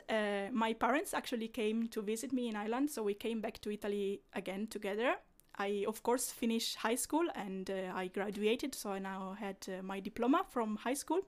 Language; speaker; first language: English; non-native, fluent; Italian